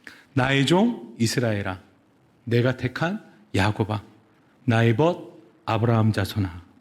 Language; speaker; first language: Korean; native; Korean